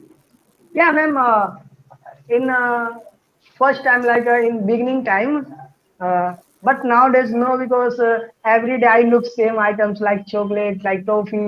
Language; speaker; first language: English; non-native, learner; Hindi